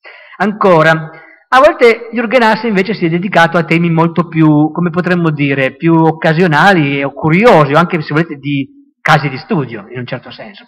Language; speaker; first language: Italian; native; Italian